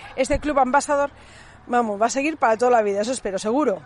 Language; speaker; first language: Spanish; non-native, fluent; Swedish